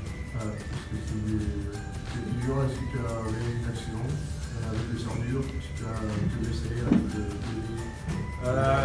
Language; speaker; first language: French; non-native, learner; Spanish